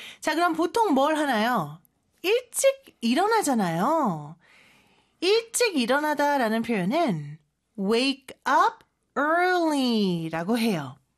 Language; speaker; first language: Korean; native; Korean